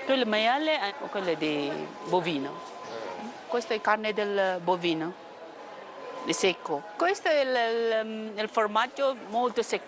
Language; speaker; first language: Italian; non-native, fluent; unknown